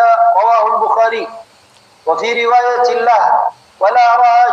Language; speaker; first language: Arabic; non-native, fluent; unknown